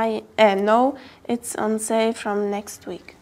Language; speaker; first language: English; non-native, learner; German